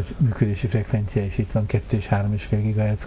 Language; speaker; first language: Hungarian; native; Hungarian